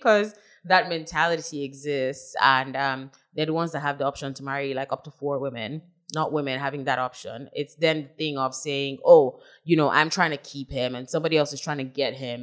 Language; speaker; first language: English; non-native, local second language; Hausa